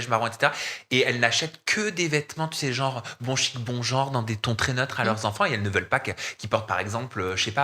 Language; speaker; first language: French; native; French